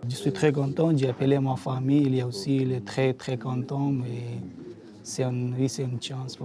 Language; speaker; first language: French; non-native, learner; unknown